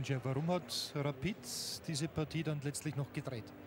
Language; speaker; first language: German; native; German